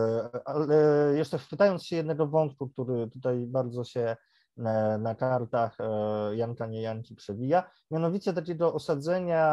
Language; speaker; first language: Polish; native; Polish